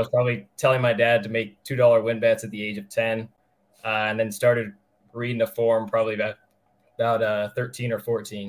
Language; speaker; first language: English; native; English